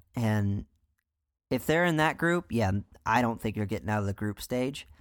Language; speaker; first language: English; native; English